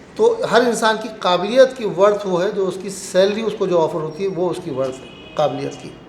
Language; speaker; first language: Urdu; native; Urdu